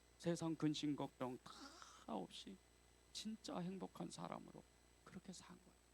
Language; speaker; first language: Korean; native; Korean